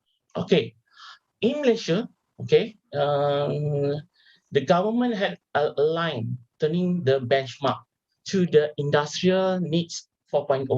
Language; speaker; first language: English; non-native, local second language; Malay